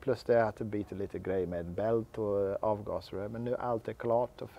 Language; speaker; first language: Swedish; non-native, learner; English